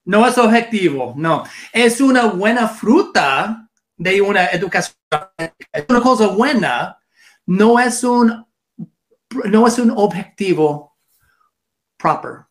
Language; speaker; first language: Spanish; non-native, learner; English